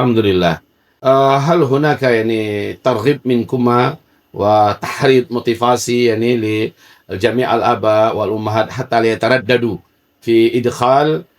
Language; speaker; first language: Arabic; non-native, fluent; Indonesian